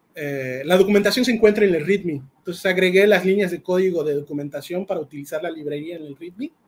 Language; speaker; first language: Spanish; native; Spanish